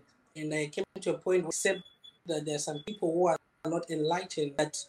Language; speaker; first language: English; non-native, local second language; Shona